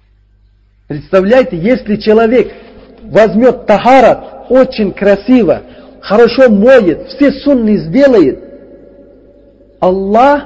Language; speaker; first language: Russian; non-native, learner; Uzbek